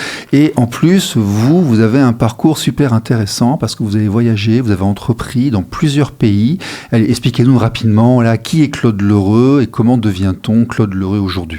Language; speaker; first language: French; native; French